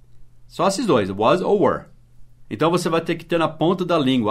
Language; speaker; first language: Portuguese; non-native, fluent; English